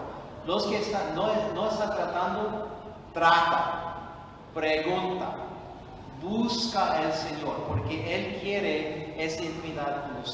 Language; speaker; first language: Spanish; non-native, fluent; English